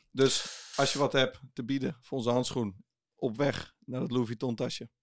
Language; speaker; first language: Dutch; native; Dutch